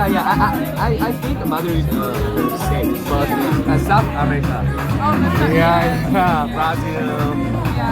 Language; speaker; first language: English; non-native, learner; Korean